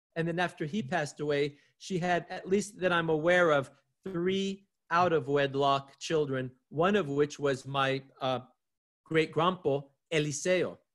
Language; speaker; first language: English; native; English